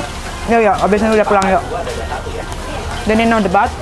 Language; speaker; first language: Indonesian; native; Indonesian